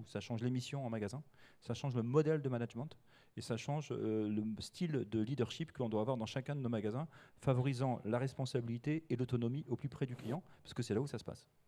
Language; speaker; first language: French; native; French